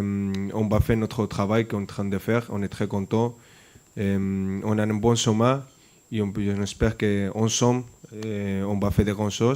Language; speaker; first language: French; non-native, fluent; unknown